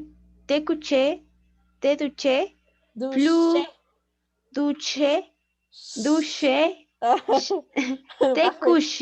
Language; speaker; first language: French; non-native, learner; Spanish